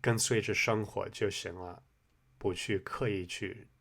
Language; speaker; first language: Chinese; non-native, fluent; English